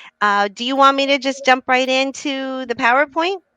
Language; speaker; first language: English; native; English